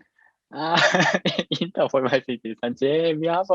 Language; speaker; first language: Portuguese; non-native, fluent; Japanese